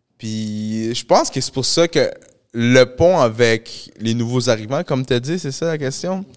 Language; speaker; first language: French; early bilingual, other home language; Spanish